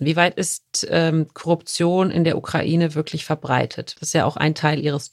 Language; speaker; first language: German; native; German